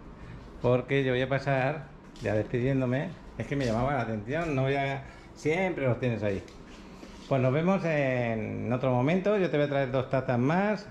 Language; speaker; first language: Spanish; native; Spanish